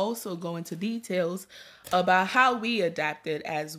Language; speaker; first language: English; early bilingual, other home language; Akan